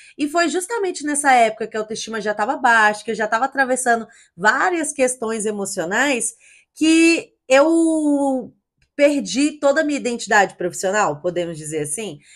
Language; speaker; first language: Portuguese; native; Portuguese